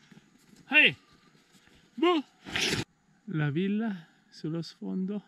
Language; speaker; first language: Italian; native; Italian